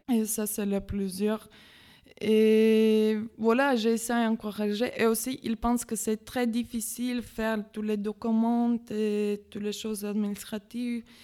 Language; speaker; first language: French; non-native, learner; Latvian